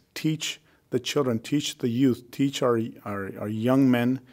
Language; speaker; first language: English; early bilingual, other home language; Spanish